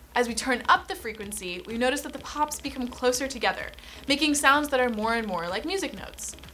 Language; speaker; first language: English; native; English